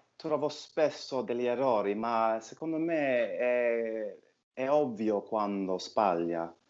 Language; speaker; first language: Italian; non-native, fluent; English